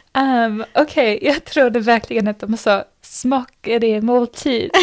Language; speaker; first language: Swedish; non-native, learner; English